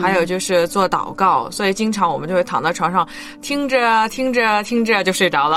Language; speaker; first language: Chinese; native; Chinese